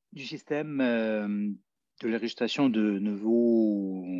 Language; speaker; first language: French; non-native, fluent; Spanish